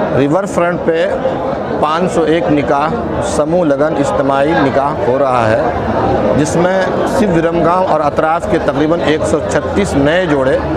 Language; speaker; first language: Urdu; non-native, local second language; Gujarati